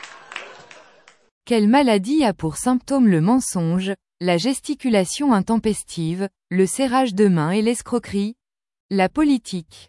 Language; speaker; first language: French; native; French